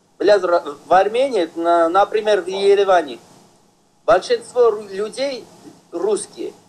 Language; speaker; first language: Russian; non-native, fluent; Armenian